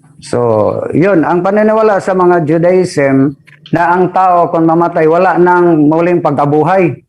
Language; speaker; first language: Filipino; non-native, local second language; Cebuano